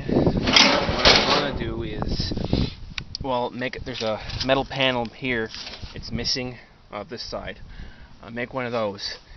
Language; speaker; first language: English; native; English